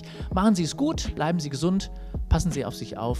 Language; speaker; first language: German; native; German